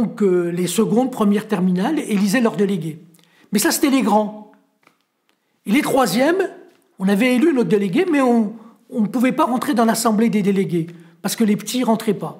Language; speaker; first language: French; native; French